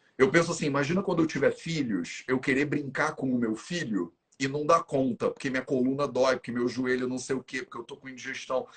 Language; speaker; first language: Portuguese; native; Portuguese